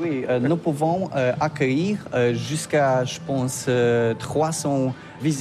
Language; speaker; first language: French; non-native, learner; Polish